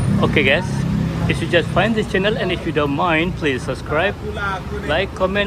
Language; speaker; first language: English; non-native, learner; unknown